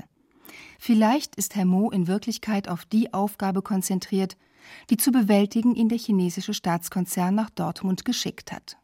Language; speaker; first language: German; native; German